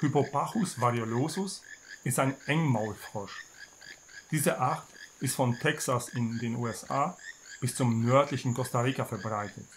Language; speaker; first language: German; native; German